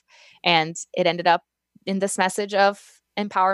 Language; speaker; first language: English; non-native, fluent; Portuguese